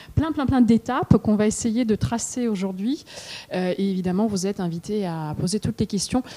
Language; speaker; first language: French; non-native, fluent; Russian